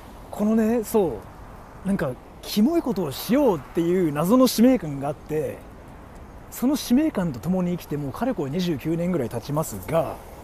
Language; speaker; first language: Japanese; early bilingual, heritage; Japanese